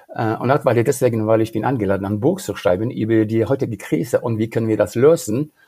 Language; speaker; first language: German; non-native, fluent; Norwegian